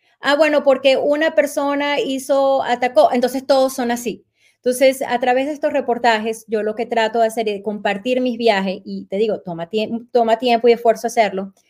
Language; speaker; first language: Spanish; native; Spanish